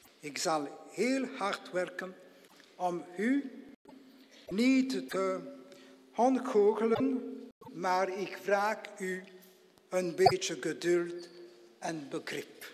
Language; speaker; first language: Dutch; non-native, local second language; French